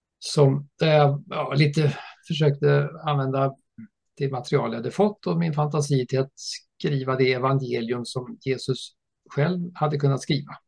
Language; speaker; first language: Swedish; early bilingual, other home language; English